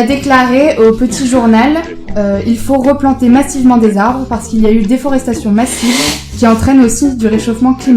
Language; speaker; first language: French; native; French